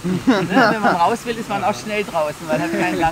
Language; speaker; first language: German; native; German